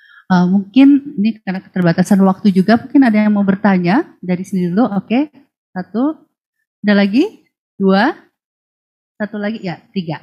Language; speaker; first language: Indonesian; native; Indonesian